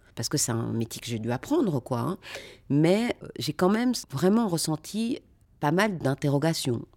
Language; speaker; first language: French; native; French